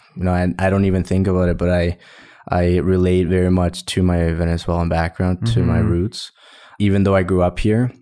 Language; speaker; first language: English; early bilingual, other home language; Spanish